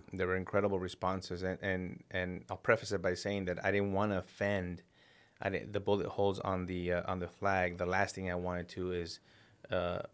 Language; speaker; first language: English; early bilingual, other home language; Spanish